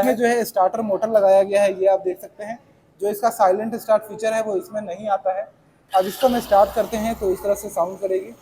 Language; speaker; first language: Hindi; native; Hindi